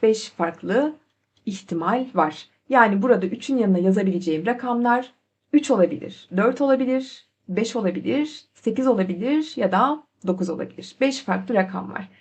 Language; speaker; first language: Turkish; native; Turkish